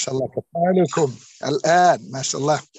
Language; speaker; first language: Arabic; non-native, learner; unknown